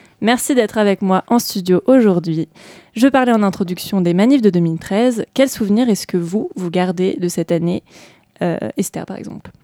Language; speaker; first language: French; native; French